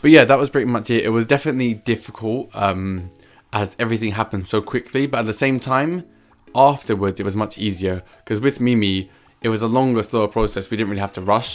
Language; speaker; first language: English; native; English